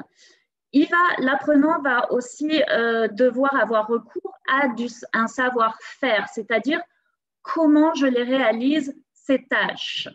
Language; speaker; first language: French; native; French